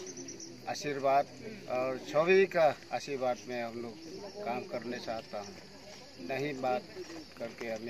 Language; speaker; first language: Hindi; non-native, local second language; Adi